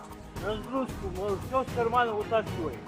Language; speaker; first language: Russian; native; Russian